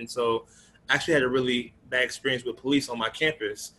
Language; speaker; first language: English; native; English